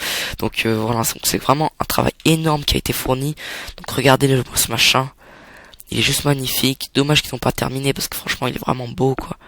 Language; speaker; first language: French; native; French